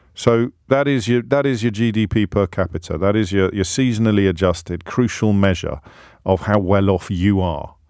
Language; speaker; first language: English; native; English